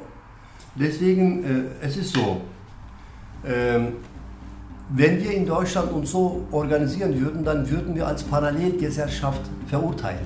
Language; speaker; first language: German; non-native, fluent; Turkish